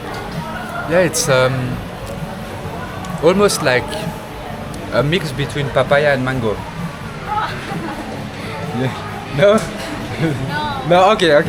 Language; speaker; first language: English; non-native, learner; French